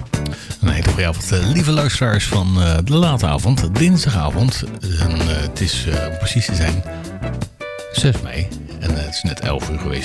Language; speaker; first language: Dutch; native; Dutch